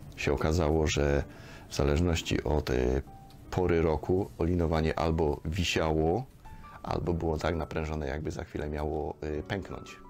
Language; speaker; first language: Polish; native; Polish